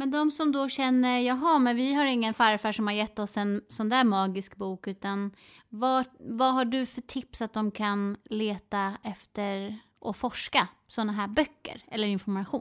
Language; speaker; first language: Swedish; native; Swedish